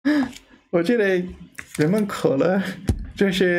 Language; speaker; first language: Chinese; non-native, learner; English